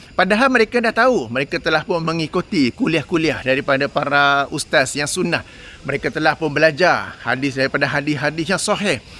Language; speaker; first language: Malay; native; Malay